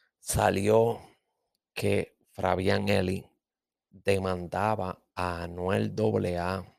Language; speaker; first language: Spanish; native; Spanish